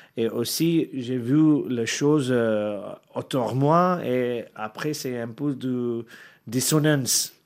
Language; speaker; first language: French; non-native, learner; Arabic